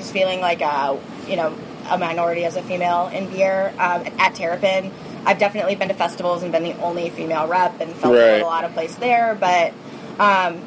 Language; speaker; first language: English; native; English